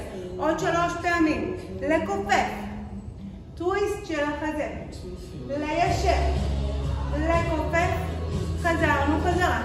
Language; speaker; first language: Hebrew; native; Hebrew